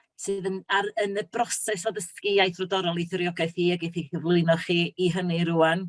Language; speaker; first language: Welsh; native; Welsh